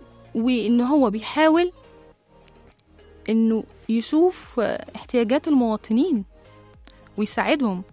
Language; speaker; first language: Arabic; native; Arabic